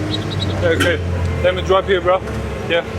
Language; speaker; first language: English; non-native, learner; Mongolian